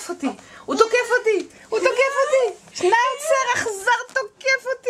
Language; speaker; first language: Hebrew; native; Hebrew